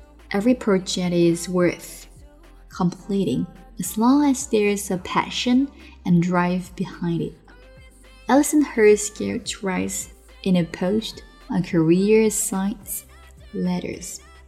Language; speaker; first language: English; non-native, fluent; Chinese